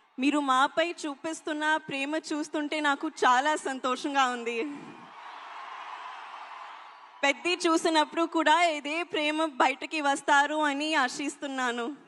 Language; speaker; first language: Telugu; non-native, learner; Hindi